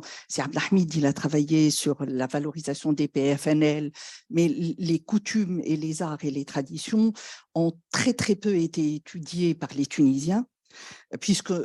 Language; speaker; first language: French; non-native, local second language; Arabic